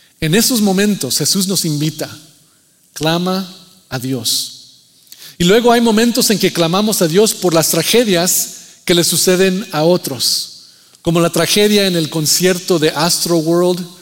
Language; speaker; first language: Spanish; early bilingual, heritage; Spanish